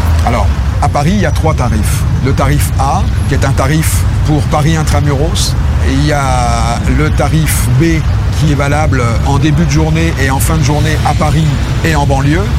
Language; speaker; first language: French; native; French